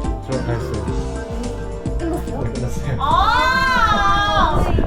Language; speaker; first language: Korean; native; Korean